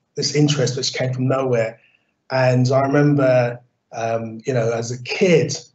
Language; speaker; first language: English; native; English